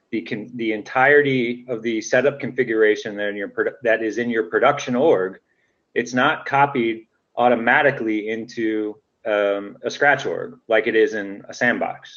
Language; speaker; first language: English; native; English